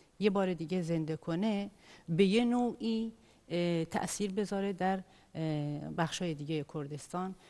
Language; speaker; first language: Persian; non-native, local second language; Kurdish